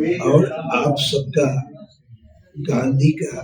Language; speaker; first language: Hindi; non-native, local second language; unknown